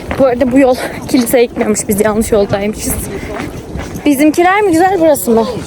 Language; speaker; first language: Turkish; native; Turkish